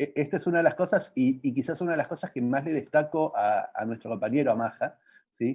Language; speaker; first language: Spanish; native; Spanish